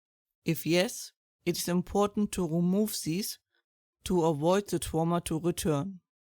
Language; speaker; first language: English; non-native, fluent; German